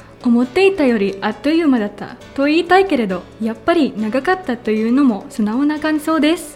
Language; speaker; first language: Japanese; non-native, fluent; Filipino